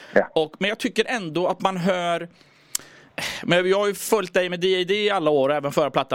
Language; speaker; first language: Swedish; native; Swedish